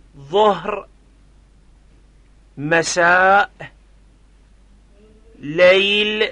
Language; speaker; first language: Arabic; non-native, fluent; Persian